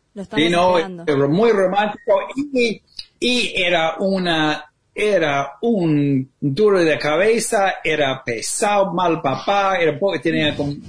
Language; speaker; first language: Spanish; non-native, fluent; English